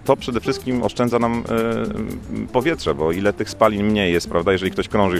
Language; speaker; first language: Polish; native; Polish